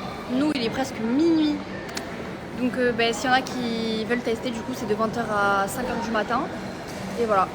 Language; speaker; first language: French; native; French